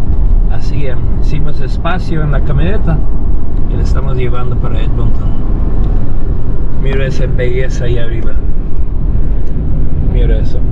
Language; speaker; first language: Spanish; non-native, fluent; English